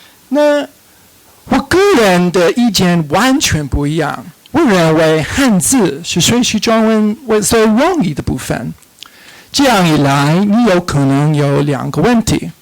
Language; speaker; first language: Chinese; non-native, fluent; English